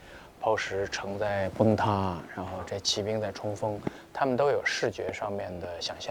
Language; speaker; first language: Chinese; native; Chinese